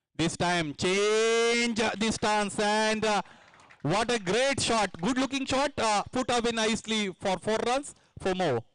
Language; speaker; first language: English; non-native, local second language; Marathi